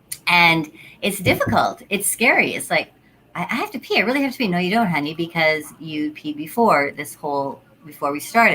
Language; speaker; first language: English; native; English